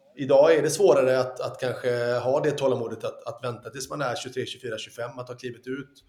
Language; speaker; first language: Swedish; native; Swedish